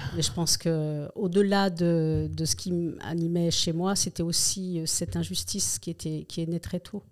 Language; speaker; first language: French; early bilingual, other home language; Spanish